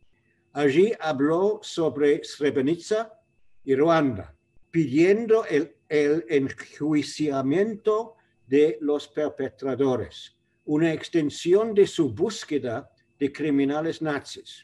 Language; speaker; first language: Spanish; non-native, fluent; English